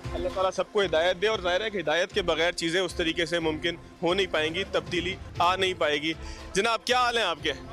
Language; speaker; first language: Urdu; native; Urdu